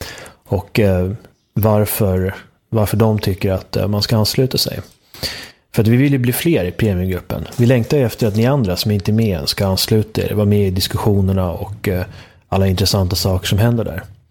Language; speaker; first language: Swedish; native; Swedish